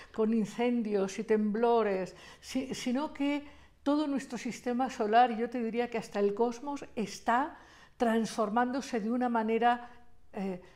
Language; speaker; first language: Spanish; native; Spanish